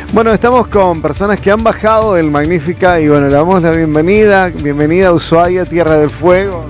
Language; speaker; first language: Spanish; native; Spanish